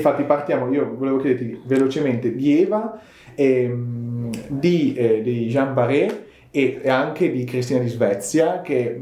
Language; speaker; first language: Italian; native; Italian